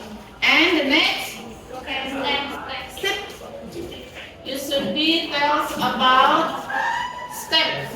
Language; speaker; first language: English; non-native, fluent; Indonesian